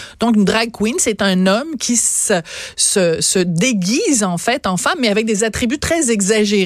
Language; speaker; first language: French; native; French